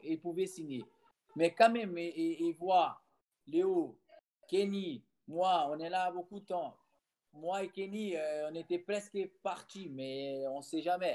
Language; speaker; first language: French; non-native, fluent; Portuguese